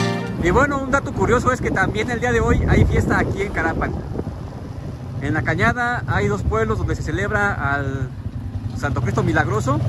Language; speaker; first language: Spanish; native; Spanish